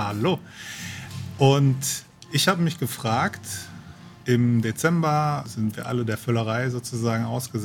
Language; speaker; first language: German; native; German